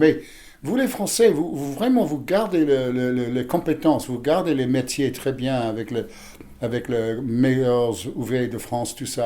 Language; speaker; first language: French; non-native, fluent; English